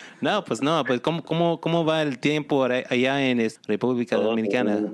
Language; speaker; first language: Spanish; non-native, learner; English